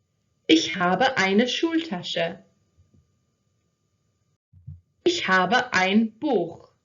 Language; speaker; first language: German; non-native, fluent; English